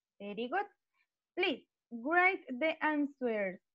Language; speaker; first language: English; non-native, learner; Spanish